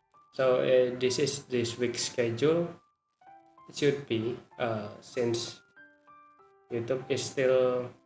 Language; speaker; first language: English; non-native, learner; Indonesian